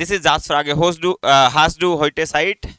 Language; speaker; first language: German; non-native, learner; Hindi